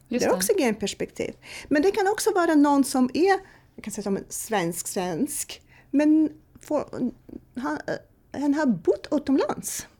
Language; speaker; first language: Swedish; non-native, fluent; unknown